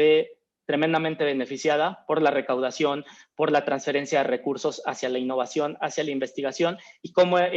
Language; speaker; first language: Spanish; native; Spanish